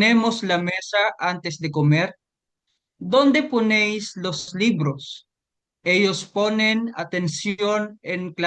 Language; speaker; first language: Spanish; non-native, learner; Filipino